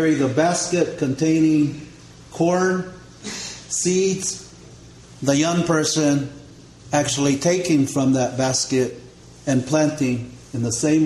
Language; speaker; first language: English; non-native, local second language; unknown